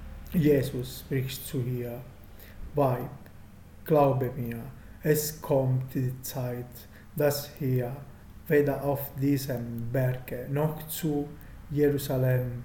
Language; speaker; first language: German; non-native, fluent; Italian